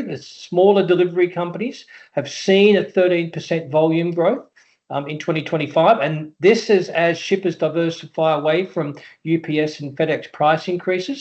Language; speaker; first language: English; native; English